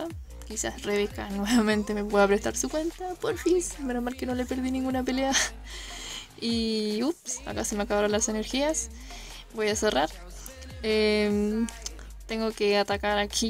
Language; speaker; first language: Spanish; native; Spanish